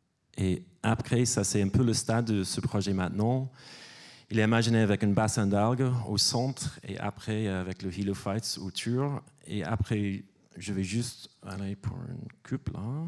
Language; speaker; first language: French; non-native, fluent; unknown